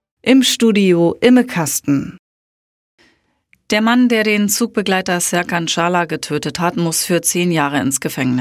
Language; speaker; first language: German; native; German